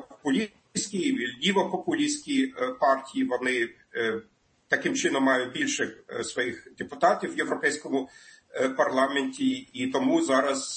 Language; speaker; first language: Ukrainian; non-native, fluent; German